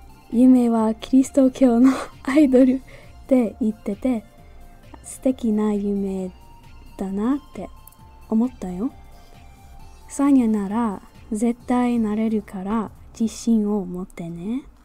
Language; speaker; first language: Japanese; non-native, fluent; English